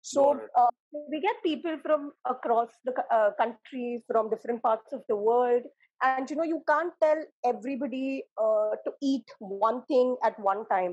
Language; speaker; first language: English; non-native, local second language; Hindi